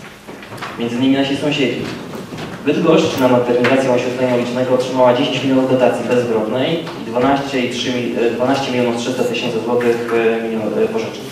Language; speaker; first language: Polish; native; Polish